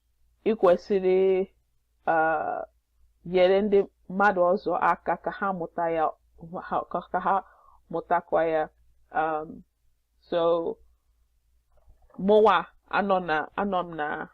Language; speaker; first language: Igbo; non-native, learner; English